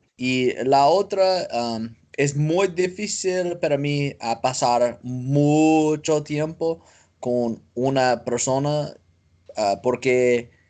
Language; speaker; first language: Spanish; non-native, learner; English